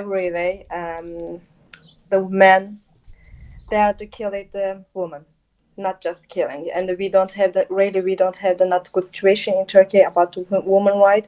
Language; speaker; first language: English; non-native, local second language; Turkish